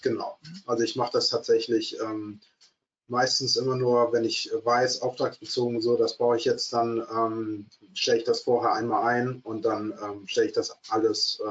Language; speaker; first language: German; native; German